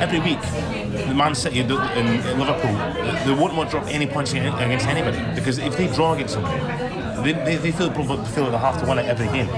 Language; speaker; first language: English; native; English